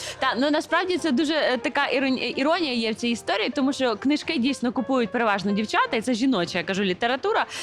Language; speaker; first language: Ukrainian; native; Ukrainian